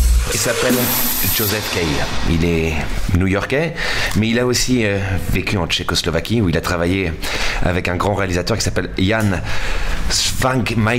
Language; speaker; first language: French; native; French